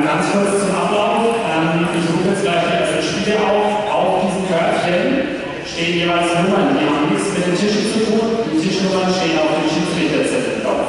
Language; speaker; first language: German; native; German